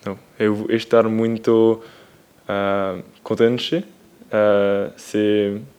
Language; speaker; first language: Portuguese; non-native, learner; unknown